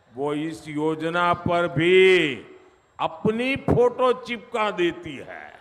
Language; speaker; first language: Hindi; non-native, local second language; Gujarati